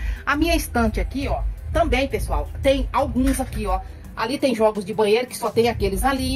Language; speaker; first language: Portuguese; native; Portuguese